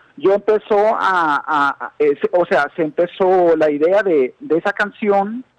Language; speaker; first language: Spanish; non-native, fluent; German